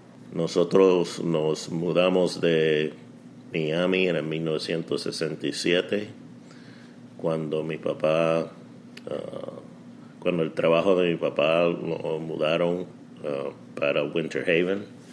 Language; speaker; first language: Spanish; early bilingual, heritage; Spanish